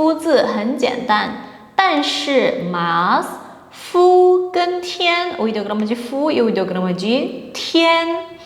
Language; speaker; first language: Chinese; non-native, fluent; Portuguese